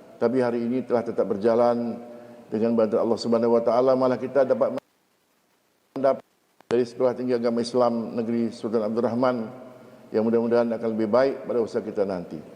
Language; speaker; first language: Malay; native; Malay